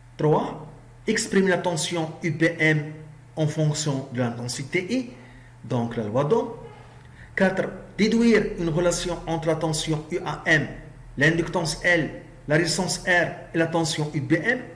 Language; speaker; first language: French; non-native, local second language; Arabic